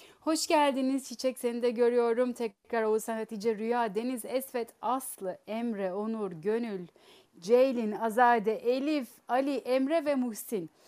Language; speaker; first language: Turkish; native; Turkish